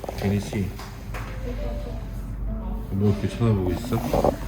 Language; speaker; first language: Korean; native; Korean